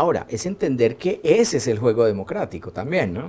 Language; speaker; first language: Spanish; native; Spanish